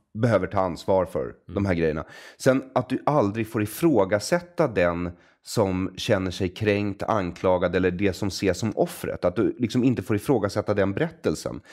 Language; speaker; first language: Swedish; native; Swedish